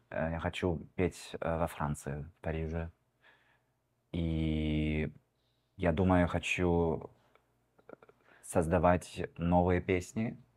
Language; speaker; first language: Russian; early bilingual, heritage; Russian